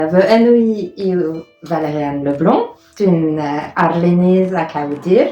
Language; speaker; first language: Welsh; non-native, fluent; French